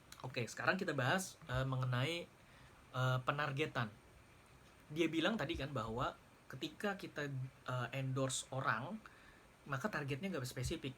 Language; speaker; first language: Indonesian; native; Indonesian